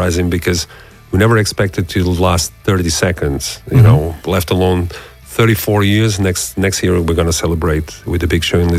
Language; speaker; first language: English; non-native, fluent; Portuguese